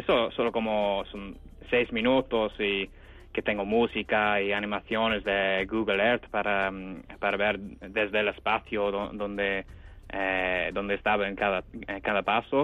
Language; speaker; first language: Spanish; non-native, fluent; English